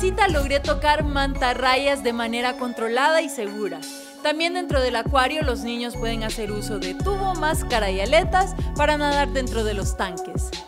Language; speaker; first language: Spanish; native; Spanish